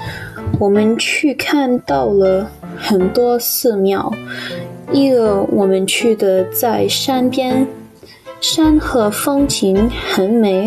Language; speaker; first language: Chinese; non-native, learner; English